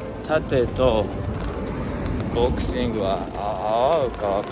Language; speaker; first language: Japanese; non-native, learner; English